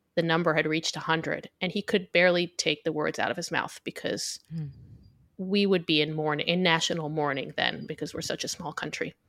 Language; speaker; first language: English; early bilingual, other home language; Hebrew